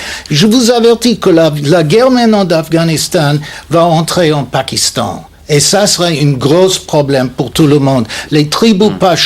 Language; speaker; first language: French; non-native, fluent; English